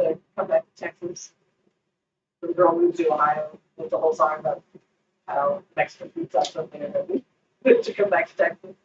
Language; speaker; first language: English; native; English